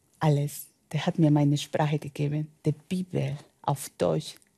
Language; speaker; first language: German; non-native, learner; Spanish